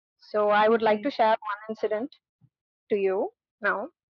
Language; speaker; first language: English; non-native, local second language; Tamil